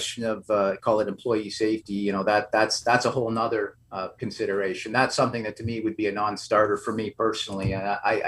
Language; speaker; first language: English; native; English